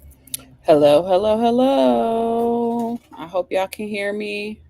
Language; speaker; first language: English; native; English